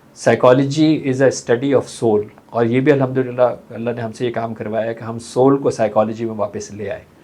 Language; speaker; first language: Urdu; native; Urdu